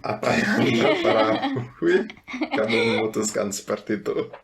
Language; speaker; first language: Indonesian; non-native, fluent; German